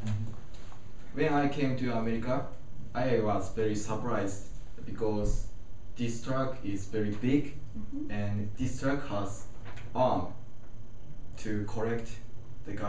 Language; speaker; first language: English; non-native, learner; Japanese